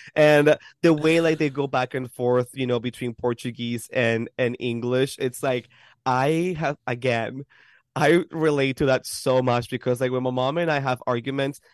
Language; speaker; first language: English; early bilingual, other home language; Spanish